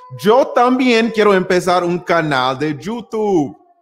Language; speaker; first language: Spanish; non-native, fluent; English